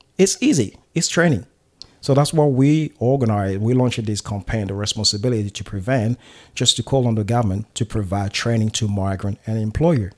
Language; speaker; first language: English; non-native, fluent; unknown